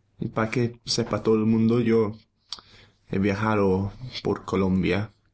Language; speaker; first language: Spanish; non-native, fluent; English